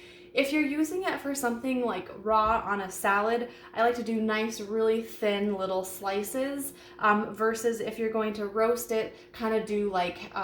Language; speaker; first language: English; native; English